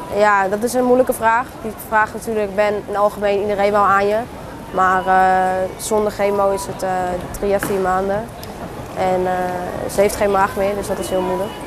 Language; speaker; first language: Dutch; early bilingual, heritage; Dutch